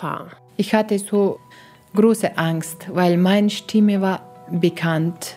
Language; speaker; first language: German; non-native, learner; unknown